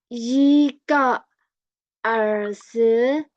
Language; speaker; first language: Chinese; non-native, learner; Burmese